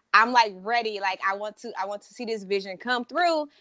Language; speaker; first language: English; native; English